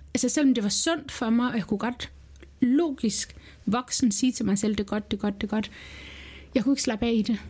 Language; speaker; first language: Danish; early bilingual, other home language; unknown